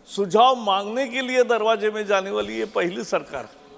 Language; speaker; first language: Hindi; non-native, local second language; Marathi